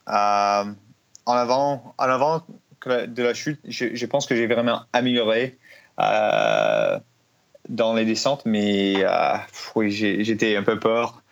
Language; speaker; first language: French; non-native, learner; English